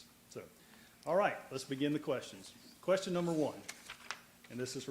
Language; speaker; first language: English; native; English